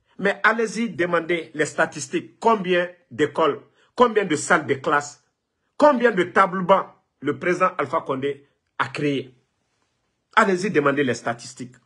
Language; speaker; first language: French; non-native, local second language; Mandingo